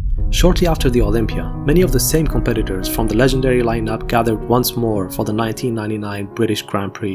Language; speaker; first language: English; native; English